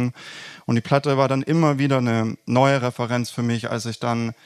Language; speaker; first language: German; native; German